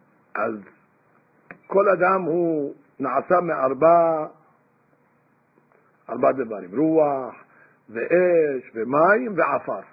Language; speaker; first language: Hebrew; non-native, fluent; English